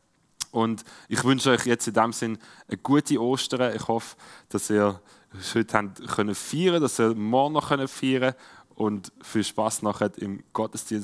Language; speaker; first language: German; native; German